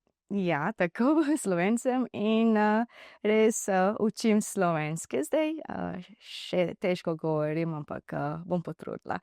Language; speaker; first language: Slovenian; non-native, learner; Divehi